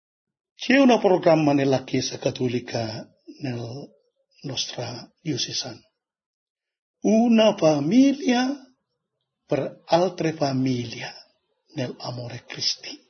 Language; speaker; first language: Italian; non-native, learner; Indonesian